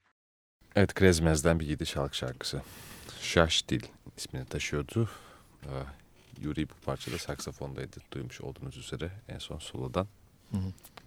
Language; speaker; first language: Turkish; native; Turkish